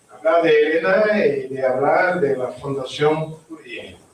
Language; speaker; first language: Spanish; non-native, learner; French